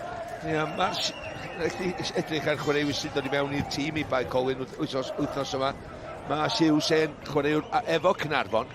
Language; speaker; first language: Welsh; native; Welsh